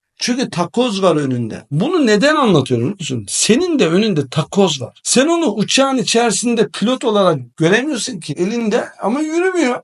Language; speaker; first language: Turkish; native; Turkish